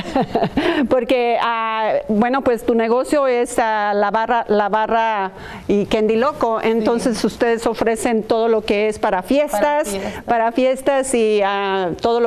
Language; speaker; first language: Spanish; native; Spanish